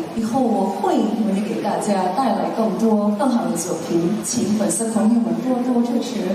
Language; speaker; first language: Chinese; non-native, learner; Korean